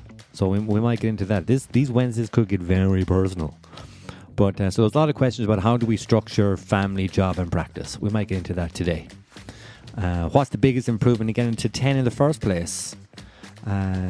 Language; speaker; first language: English; native; English